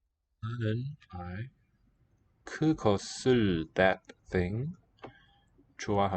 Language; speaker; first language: Korean; non-native, learner; English